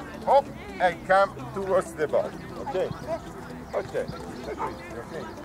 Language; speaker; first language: English; non-native, learner; Italian